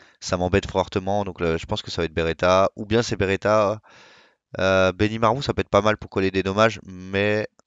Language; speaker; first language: French; native; French